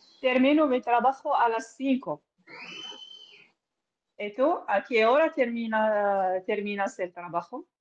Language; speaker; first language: Spanish; non-native, learner; Arabic